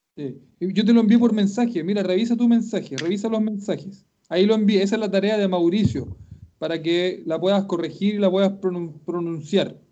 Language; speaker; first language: Spanish; native; Spanish